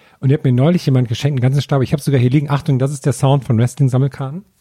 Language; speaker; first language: German; native; German